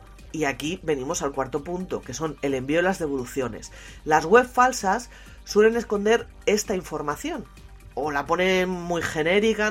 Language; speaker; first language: Spanish; native; Spanish